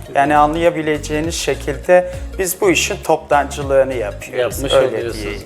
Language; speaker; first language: Turkish; native; Turkish